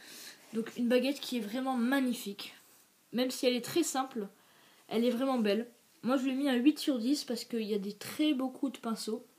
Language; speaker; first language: French; native; French